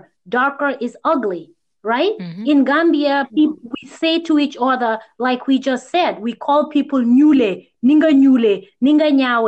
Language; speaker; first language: English; native; English